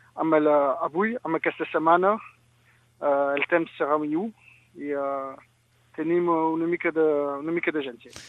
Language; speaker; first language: Catalan; non-native, local second language; French